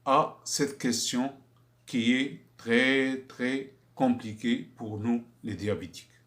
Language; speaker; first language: French; non-native, fluent; Arabic